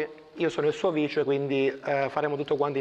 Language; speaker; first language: Italian; native; Italian